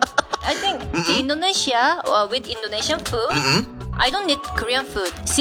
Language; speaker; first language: English; non-native, learner; Korean